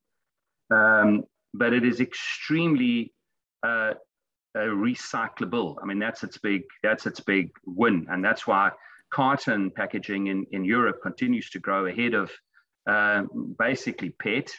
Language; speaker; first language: English; native; English